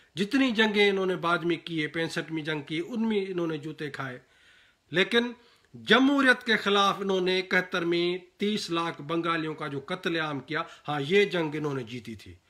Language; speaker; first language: Urdu; non-native, local second language; Sindhi